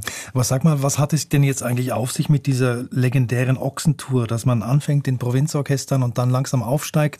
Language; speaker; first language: German; native; German